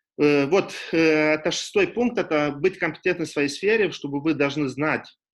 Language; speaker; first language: Russian; non-native, local second language; Romanian